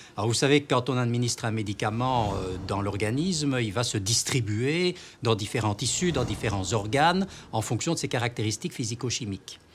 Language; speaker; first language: French; native; French